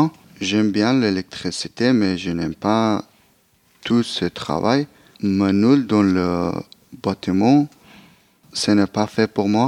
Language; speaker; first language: French; non-native, learner; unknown